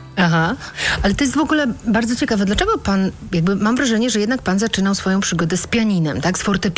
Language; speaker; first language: Polish; native; Polish